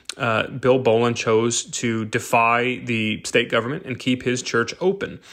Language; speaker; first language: English; native; English